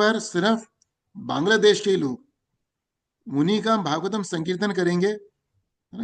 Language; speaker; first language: Hindi; native; Hindi